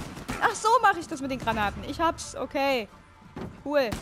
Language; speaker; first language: German; native; German